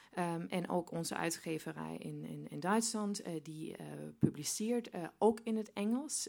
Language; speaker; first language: Dutch; non-native, fluent; German